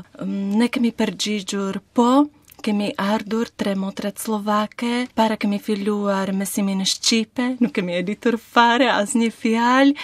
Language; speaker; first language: Albanian; non-native, learner; Slovak